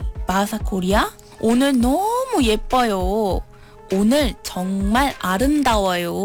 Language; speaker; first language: Korean; non-native, learner; Malay